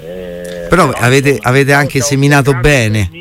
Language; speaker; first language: Italian; native; Italian